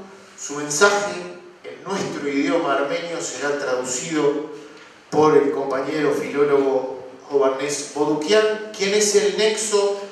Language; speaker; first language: Spanish; native; Spanish